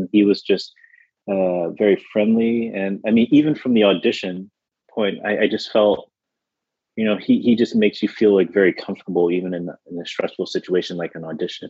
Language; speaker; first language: English; native; English